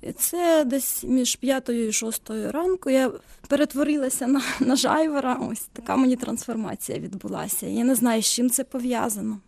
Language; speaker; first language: Ukrainian; non-native, local second language; Russian